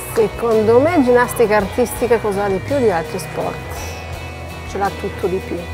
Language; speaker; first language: Italian; non-native, learner; Bulgarian